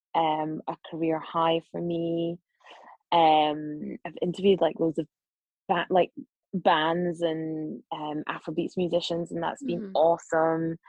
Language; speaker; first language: English; native; English